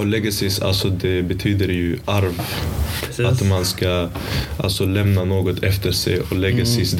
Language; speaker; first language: Swedish; early bilingual, other home language; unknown